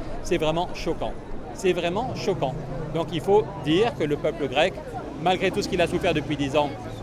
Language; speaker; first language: French; native; French